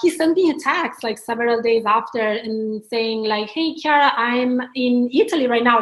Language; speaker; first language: English; non-native, fluent; Italian